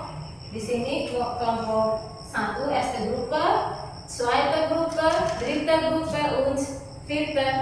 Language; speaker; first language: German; non-native, fluent; Indonesian